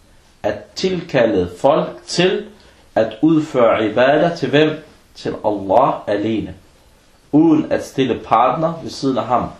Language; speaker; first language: Danish; non-native, fluent; Arabic